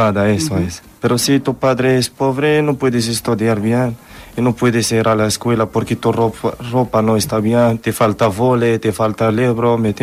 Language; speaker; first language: Spanish; non-native, learner; Arabic